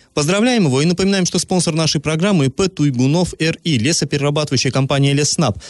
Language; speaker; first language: Russian; native; Russian